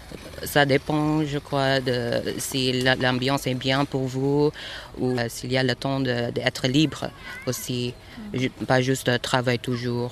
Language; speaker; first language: French; non-native, learner; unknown